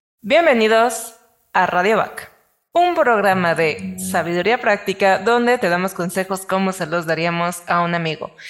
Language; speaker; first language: Spanish; native; Spanish